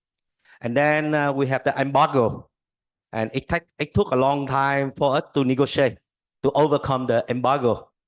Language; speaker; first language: English; non-native, learner; Vietnamese